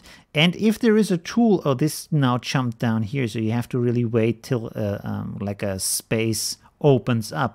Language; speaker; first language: English; non-native, fluent; German